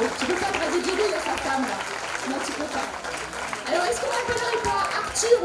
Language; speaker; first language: French; native; French